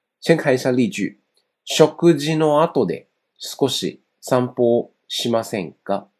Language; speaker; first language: Japanese; non-native, fluent; Chinese